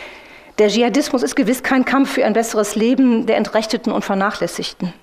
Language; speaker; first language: German; native; German